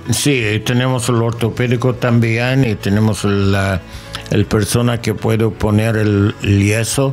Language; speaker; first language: Spanish; non-native, learner; English